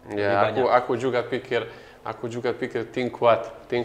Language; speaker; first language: Indonesian; non-native, learner; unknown